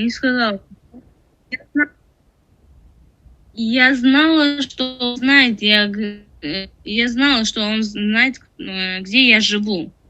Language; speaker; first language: Russian; non-native, learner; Tajik